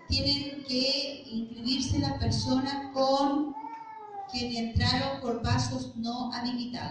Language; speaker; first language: Spanish; native; Spanish